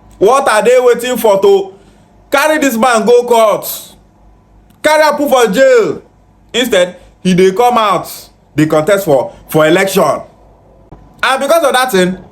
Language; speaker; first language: Nigerian Pidgin; non-native, local second language; Igbo